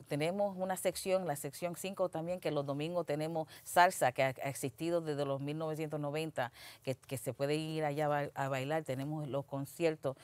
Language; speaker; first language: Spanish; early bilingual, heritage; Spanish